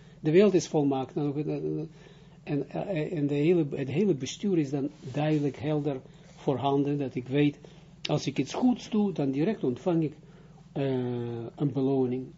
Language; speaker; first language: Dutch; non-native, fluent; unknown